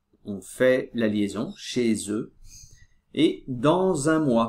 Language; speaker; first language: French; native; French